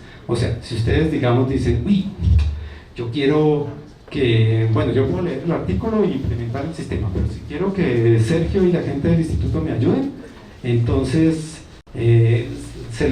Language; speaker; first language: Spanish; native; Spanish